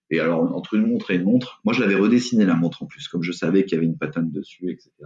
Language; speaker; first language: French; native; French